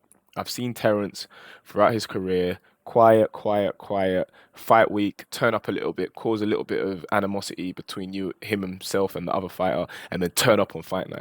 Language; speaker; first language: English; native; English